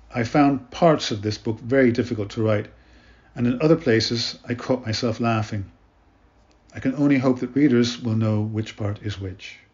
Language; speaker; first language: English; native; English